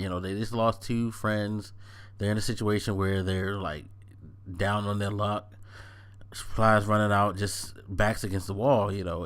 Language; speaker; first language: English; native; English